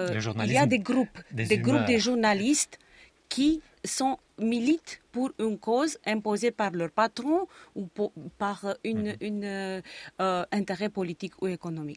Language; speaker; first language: French; non-native, fluent; Romanian